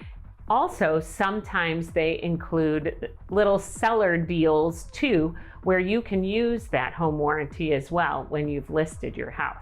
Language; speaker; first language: English; native; English